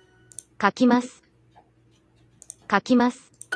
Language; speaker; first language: Japanese; non-native, learner; English